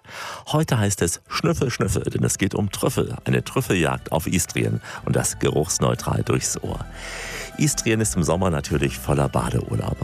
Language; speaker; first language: German; native; German